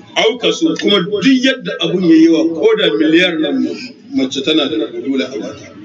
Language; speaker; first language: Hausa; native; Hausa